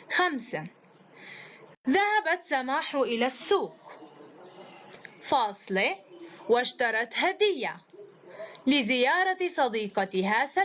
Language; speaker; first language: Arabic; native; Arabic